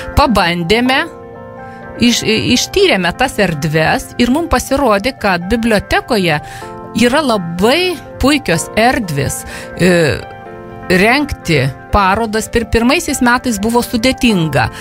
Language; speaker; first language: Lithuanian; native; Lithuanian